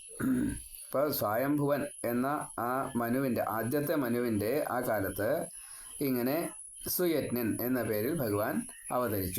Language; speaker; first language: Malayalam; native; Malayalam